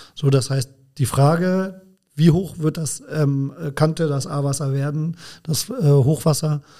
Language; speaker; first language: German; native; German